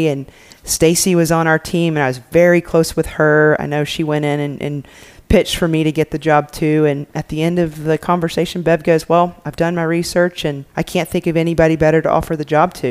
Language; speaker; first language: English; native; English